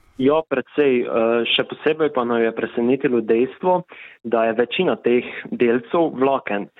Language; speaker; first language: Slovenian; native; Slovenian